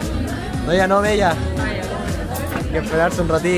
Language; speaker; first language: Spanish; native; Spanish